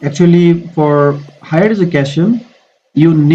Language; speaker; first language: English; non-native, fluent; Bangla